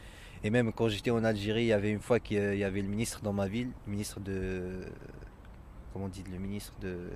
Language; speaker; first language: French; non-native, local second language; Arabic